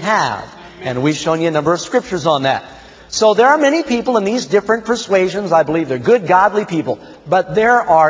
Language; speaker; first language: English; native; English